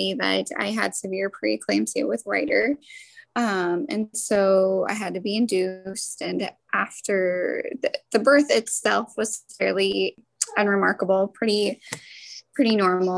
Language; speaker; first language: English; native; English